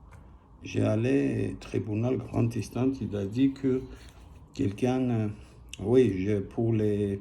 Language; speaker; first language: French; non-native, learner; Armenian